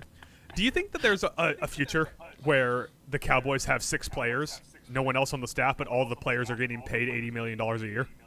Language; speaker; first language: English; native; English